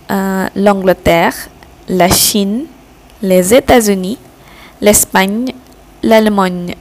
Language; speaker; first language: French; non-native, fluent; Malay